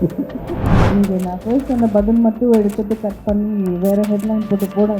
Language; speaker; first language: Tamil; early bilingual, heritage; Tamil